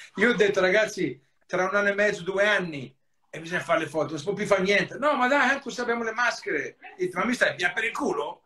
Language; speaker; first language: Italian; early bilingual, heritage; Italian